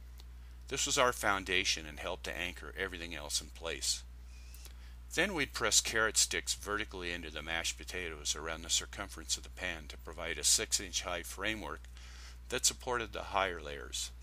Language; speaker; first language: English; native; English